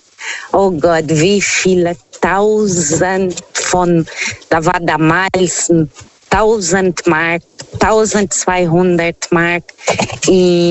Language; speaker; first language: German; non-native, fluent; Portuguese